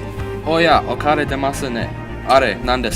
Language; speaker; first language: Japanese; non-native, learner; English